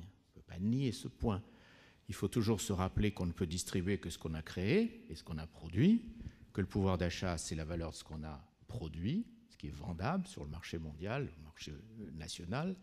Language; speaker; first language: French; native; French